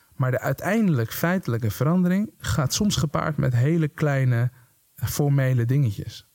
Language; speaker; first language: Dutch; native; Dutch